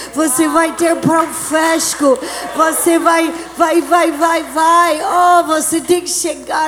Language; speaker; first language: Portuguese; non-native, learner; English